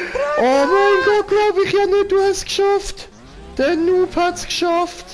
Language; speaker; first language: German; native; German